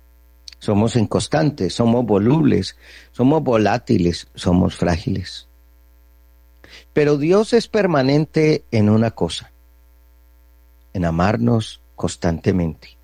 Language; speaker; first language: Spanish; native; Spanish